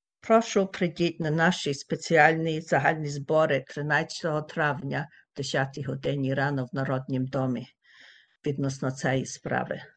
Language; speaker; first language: Ukrainian; early bilingual, heritage; Ukrainian